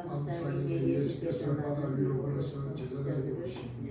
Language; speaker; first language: Korean; native; Korean